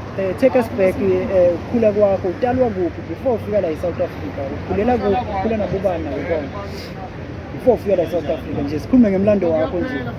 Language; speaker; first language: Zulu; native; Zulu